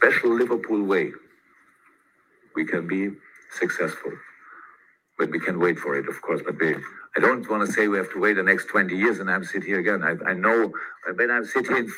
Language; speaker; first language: English; non-native, fluent; German